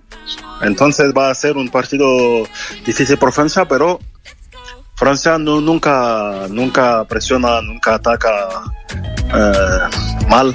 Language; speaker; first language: Spanish; non-native, fluent; French